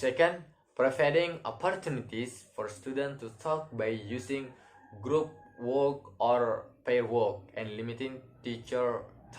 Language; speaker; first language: English; non-native, learner; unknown